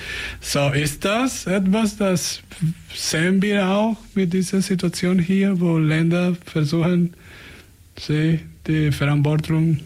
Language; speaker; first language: German; non-native, fluent; Spanish